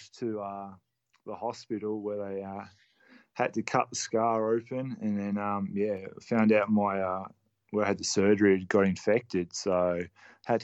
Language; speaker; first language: English; native; English